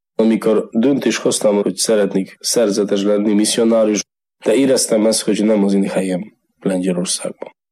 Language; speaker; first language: Hungarian; non-native, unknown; Polish